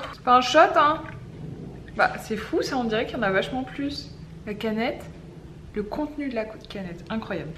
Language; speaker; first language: French; native; French